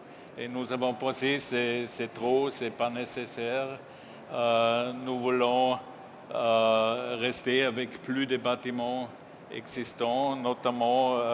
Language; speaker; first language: French; non-native, learner; German